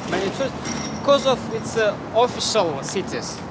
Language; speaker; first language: English; non-native, learner; Kazakh